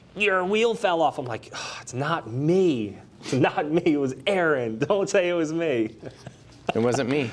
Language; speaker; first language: English; native; English